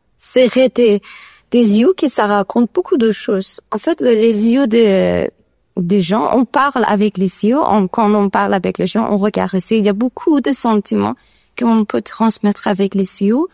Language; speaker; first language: French; non-native, learner; Persian